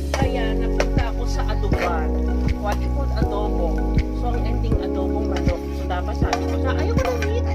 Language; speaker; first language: Filipino; non-native, local second language; Kinaray-a